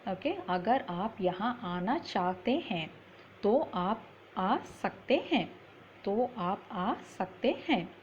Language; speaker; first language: Hindi; non-native, local second language; Tamil